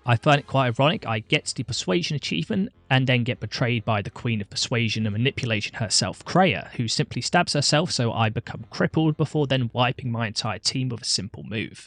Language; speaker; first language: English; native; English